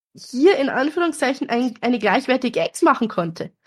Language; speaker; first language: German; native; German